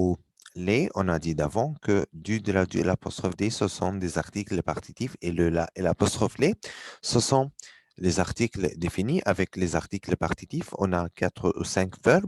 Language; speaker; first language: French; non-native, fluent; Arabic